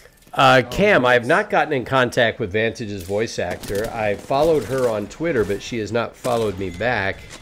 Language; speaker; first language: English; native; English